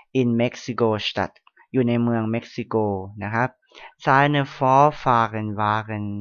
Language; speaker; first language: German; non-native, fluent; Thai